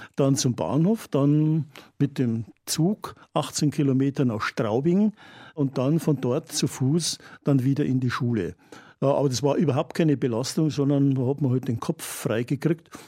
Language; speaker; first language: German; native; German